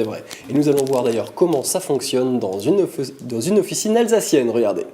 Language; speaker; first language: French; native; French